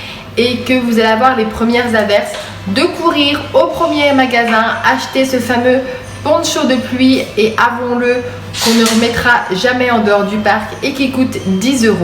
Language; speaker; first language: French; native; French